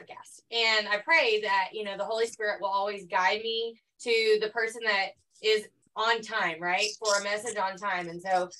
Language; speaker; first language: English; native; English